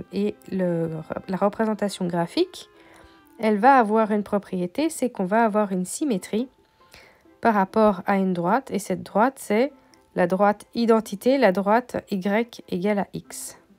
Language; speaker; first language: French; native; French